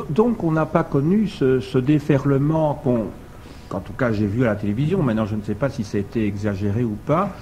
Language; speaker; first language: French; native; French